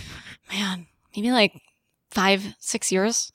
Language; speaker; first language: English; early bilingual, other home language; Hebrew